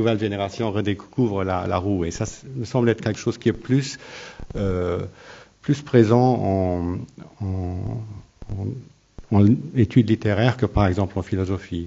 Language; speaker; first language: French; non-native, local second language; Luxembourgish